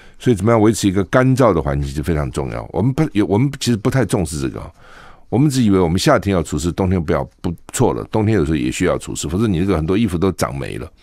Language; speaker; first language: Chinese; native; Chinese